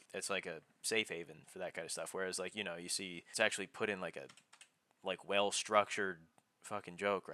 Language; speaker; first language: English; native; English